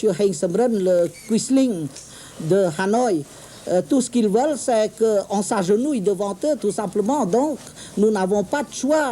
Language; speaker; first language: French; non-native, local second language; Khmer